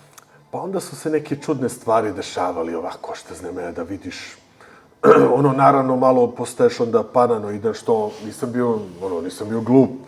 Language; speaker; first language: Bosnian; early bilingual, heritage; Bosnian